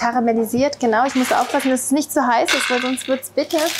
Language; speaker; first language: German; native; German